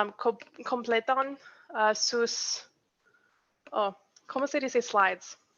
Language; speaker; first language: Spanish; non-native, learner; English